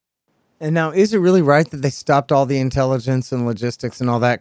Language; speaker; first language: English; native; English